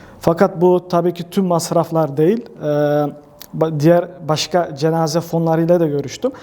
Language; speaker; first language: Turkish; early bilingual, heritage; Turkish